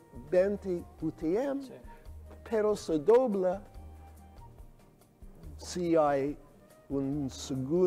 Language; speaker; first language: Spanish; non-native, learner; English